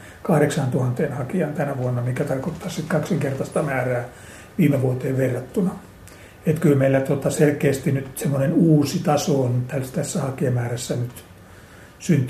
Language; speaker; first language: Finnish; native; Finnish